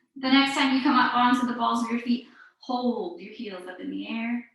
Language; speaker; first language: English; native; English